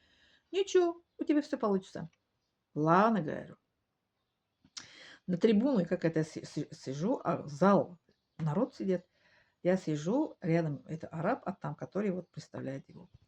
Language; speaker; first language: Russian; non-native, learner; Tajik